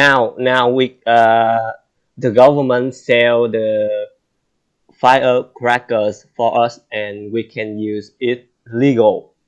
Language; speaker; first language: English; non-native, learner; Vietnamese